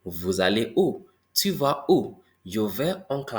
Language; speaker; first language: French; non-native, fluent; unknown